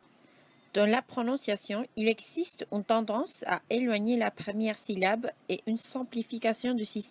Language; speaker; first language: French; non-native, learner; Spanish